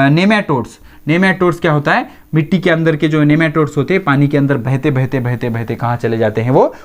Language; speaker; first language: Hindi; non-native, local second language; Marathi